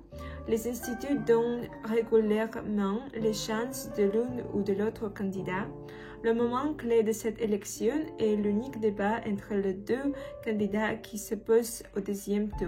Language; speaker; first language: French; non-native, learner; Russian